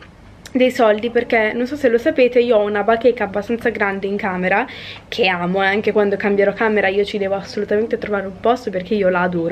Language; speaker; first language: Italian; native; Italian